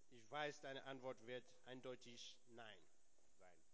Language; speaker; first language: German; non-native, learner; English